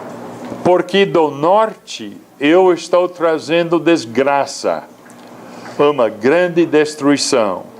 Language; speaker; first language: Portuguese; non-native, fluent; English